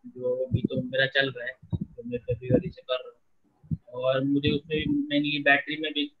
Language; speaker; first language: Hindi; non-native, local second language; Gujarati